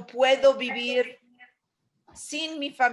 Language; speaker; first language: Spanish; non-native, fluent; English